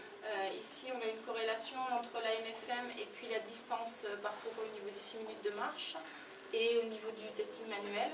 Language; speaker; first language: French; native; French